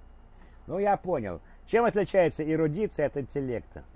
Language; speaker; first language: Russian; native; Russian